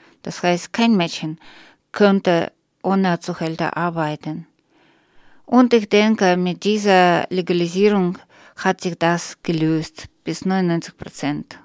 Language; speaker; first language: German; non-native, learner; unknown